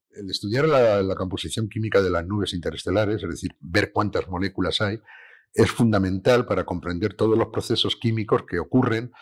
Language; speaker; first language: Spanish; native; Spanish